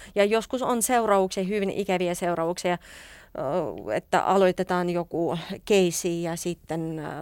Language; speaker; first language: Finnish; non-native, fluent; Russian